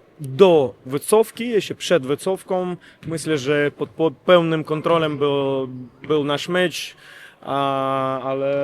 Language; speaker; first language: Polish; non-native, learner; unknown